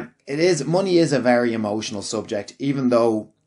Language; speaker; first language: English; native; English